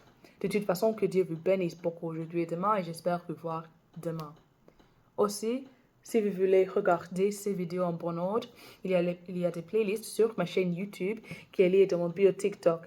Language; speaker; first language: French; non-native, fluent; English